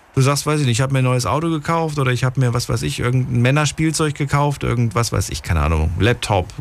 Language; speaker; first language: German; non-native, fluent; Slovak